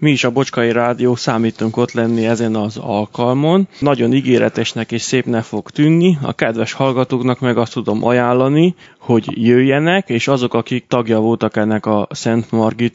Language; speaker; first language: Hungarian; native; Hungarian